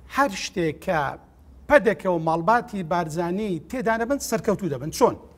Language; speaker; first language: Central Kurdish; native; Central Kurdish